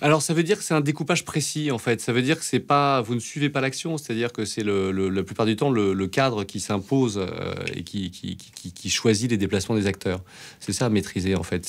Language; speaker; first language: French; native; French